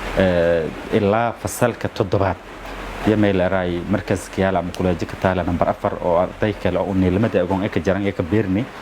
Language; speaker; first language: Somali; non-native, local second language; Maay